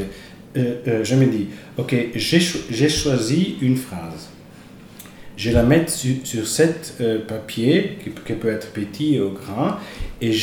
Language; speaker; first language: French; non-native, fluent; Italian